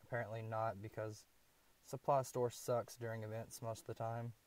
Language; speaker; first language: English; native; English